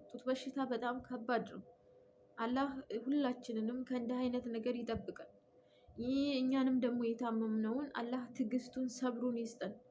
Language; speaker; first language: Amharic; native; Amharic